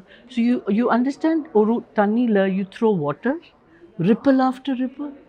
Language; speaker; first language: Tamil; non-native, learner; Hindi